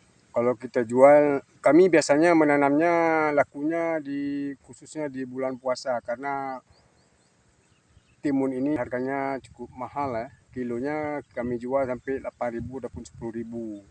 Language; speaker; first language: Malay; non-native, local second language; Achinese